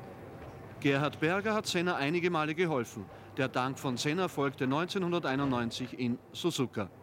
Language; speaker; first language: German; native; German